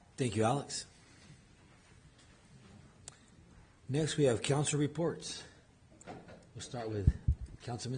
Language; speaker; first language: English; native; English